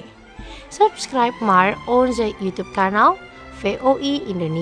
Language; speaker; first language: Dutch; non-native, fluent; Indonesian